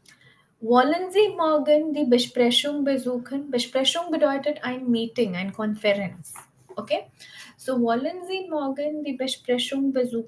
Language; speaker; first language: German; non-native, fluent; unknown